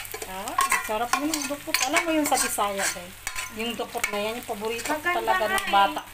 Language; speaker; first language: Filipino; non-native, local second language; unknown